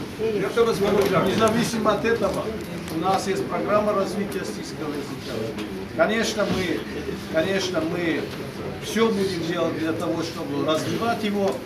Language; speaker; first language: Russian; non-native, local second language; Ossetic